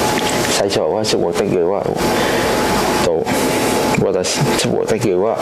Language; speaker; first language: Japanese; non-native, learner; Cantonese